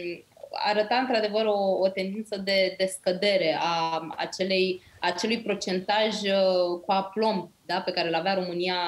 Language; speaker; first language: Romanian; native; Romanian